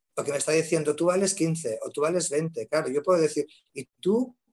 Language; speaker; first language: Spanish; native; Spanish